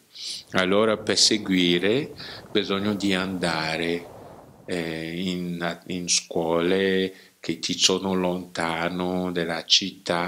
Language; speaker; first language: Italian; non-native, learner; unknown